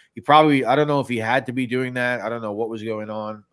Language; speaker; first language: English; native; English